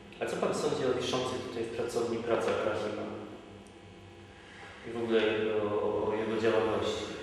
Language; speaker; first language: Polish; native; Polish